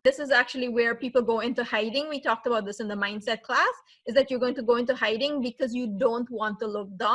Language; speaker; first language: English; native; English